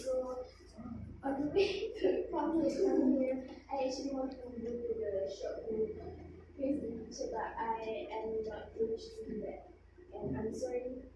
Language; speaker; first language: English; non-native, local second language; Malay